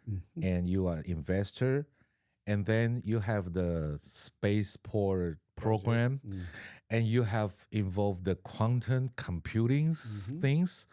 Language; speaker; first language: English; non-native, learner; Chinese